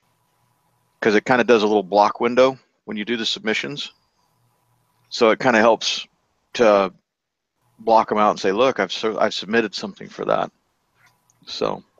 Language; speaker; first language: English; native; English